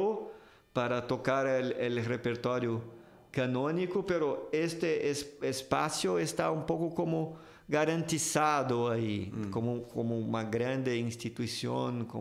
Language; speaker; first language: Spanish; non-native, fluent; Portuguese